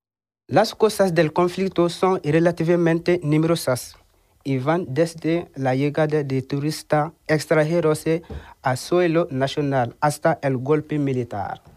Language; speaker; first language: Spanish; non-native, learner; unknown